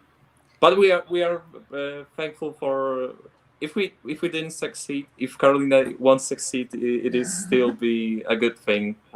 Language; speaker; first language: English; non-native, fluent; Polish